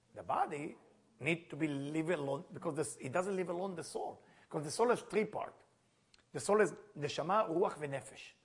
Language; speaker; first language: English; non-native, fluent; Hebrew